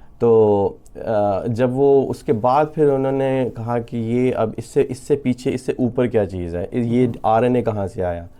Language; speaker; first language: Urdu; native; Urdu